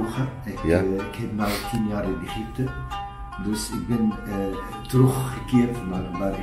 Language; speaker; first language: Dutch; non-native, learner; Arabic